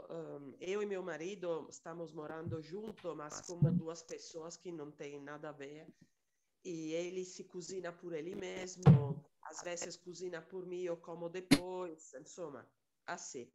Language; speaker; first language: Portuguese; non-native, fluent; Italian